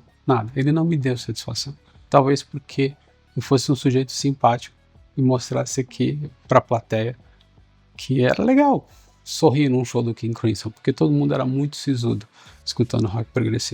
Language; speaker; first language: Portuguese; native; Portuguese